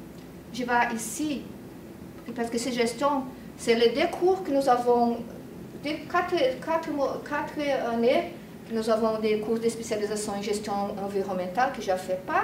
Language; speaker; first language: French; non-native, learner; Portuguese